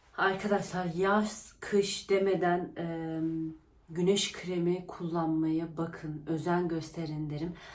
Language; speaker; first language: Turkish; early bilingual, heritage; Turkish